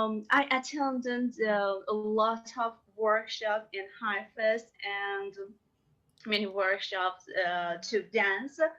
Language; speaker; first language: English; non-native, learner; Persian